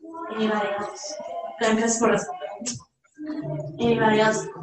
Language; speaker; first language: Spanish; early bilingual, heritage; Spanish